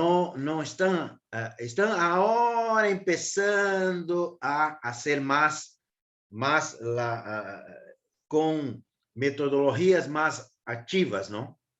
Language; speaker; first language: Spanish; non-native, learner; Portuguese